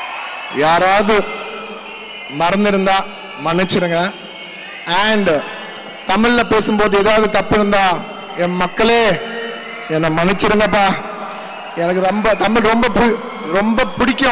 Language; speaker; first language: Tamil; non-native, learner; Telugu